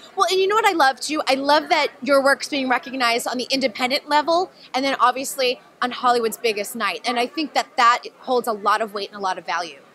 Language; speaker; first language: English; native; English